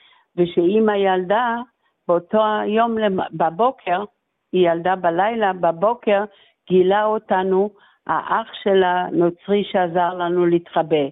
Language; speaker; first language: Hebrew; non-native, fluent; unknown